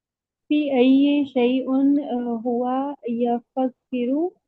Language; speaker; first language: Arabic; non-native, learner; Urdu